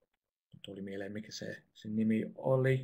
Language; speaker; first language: Finnish; non-native, fluent; English